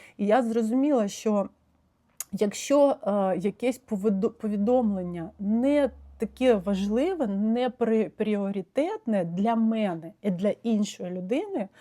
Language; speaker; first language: Ukrainian; non-native, local second language; Russian